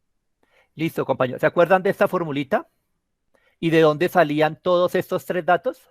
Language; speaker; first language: Spanish; native; Spanish